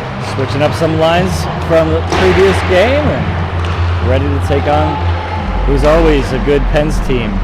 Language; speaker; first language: English; native; English